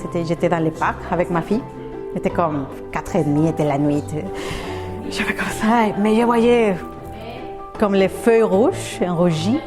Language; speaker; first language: French; non-native, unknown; Spanish